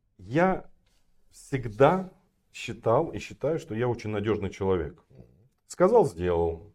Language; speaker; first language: Russian; native; Russian